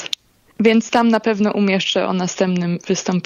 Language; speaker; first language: Polish; early bilingual, heritage; Polish